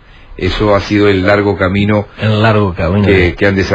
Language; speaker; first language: Spanish; native; Spanish